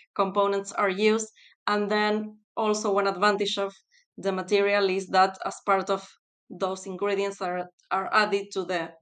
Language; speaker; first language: English; non-native, fluent; Spanish